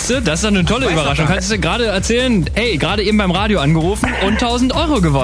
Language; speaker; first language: German; native; German